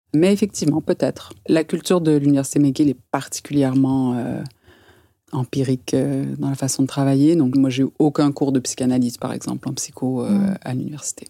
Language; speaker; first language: French; native; French